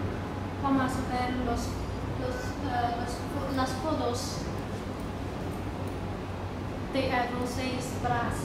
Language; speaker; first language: Spanish; non-native, learner; Chinese